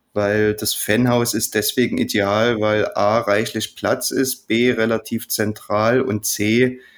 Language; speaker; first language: German; native; German